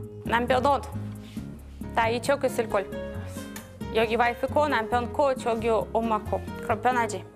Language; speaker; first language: Korean; non-native, learner; Russian